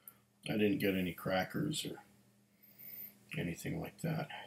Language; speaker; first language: English; native; English